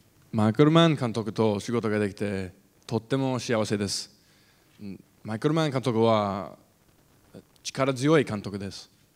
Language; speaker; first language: Japanese; non-native, learner; English